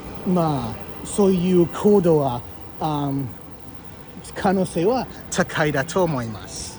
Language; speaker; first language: Japanese; non-native, learner; English